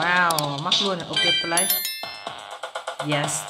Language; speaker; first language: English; non-native, learner; Vietnamese